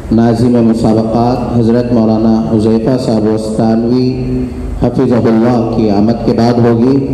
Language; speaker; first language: Urdu; non-native, local second language; Bangla